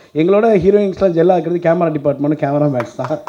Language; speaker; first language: Tamil; native; Tamil